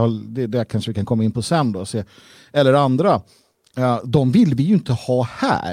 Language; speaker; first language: Swedish; native; Swedish